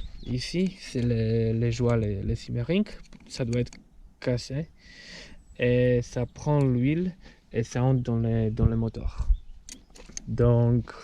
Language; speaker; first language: French; non-native, fluent; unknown